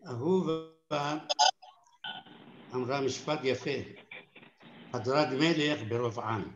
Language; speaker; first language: Hebrew; non-native, fluent; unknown